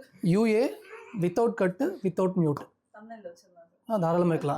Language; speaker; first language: Tamil; native; Tamil